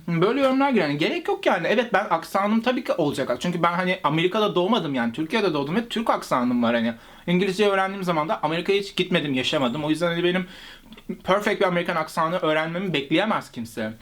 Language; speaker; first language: Turkish; native; Turkish